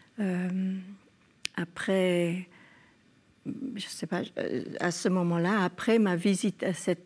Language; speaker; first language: French; non-native, fluent; English